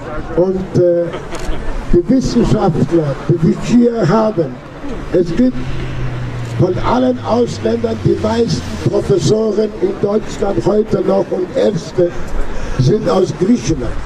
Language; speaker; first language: German; non-native, fluent; Greek